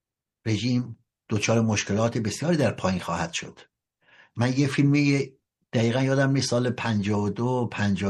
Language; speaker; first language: Persian; native; Persian